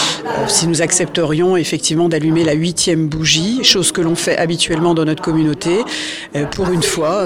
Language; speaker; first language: French; native; French